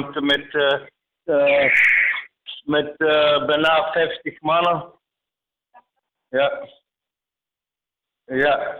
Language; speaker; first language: Dutch; non-native, fluent; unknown